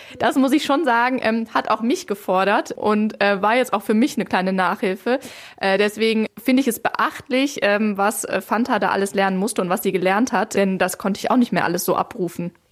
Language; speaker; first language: German; native; German